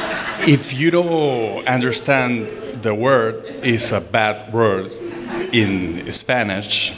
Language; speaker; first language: English; non-native, fluent; Spanish